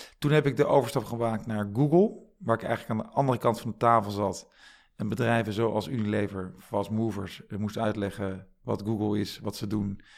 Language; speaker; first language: Dutch; native; Dutch